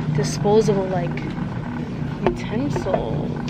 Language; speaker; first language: English; native; English